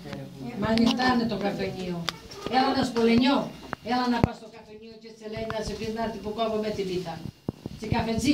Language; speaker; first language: Greek; native; Greek